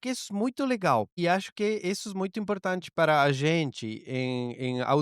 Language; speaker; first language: Portuguese; non-native, learner; Spanish